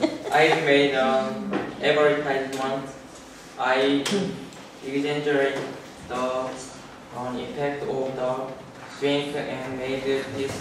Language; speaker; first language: English; non-native, learner; Korean